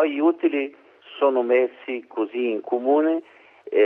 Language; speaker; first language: Italian; non-native, learner; Portuguese